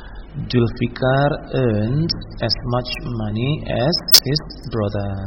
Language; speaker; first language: English; non-native, local second language; Indonesian